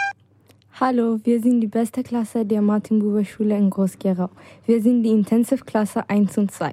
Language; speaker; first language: German; non-native, learner; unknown